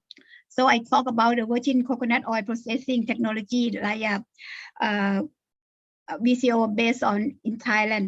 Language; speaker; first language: English; non-native, learner; Thai